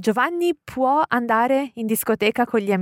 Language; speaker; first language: Italian; native; Italian